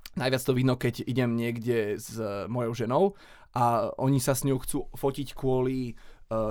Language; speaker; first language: Slovak; native; Slovak